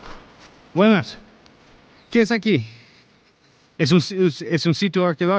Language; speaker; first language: Spanish; non-native, learner; English